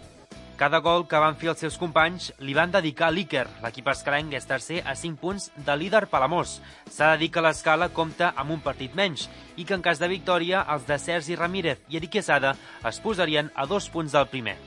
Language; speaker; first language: Catalan; native; Catalan